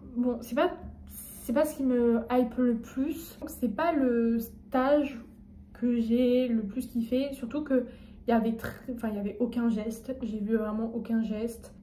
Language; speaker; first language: French; native; French